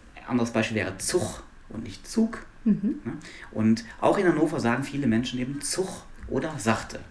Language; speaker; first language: German; non-native, local second language; Luxembourgish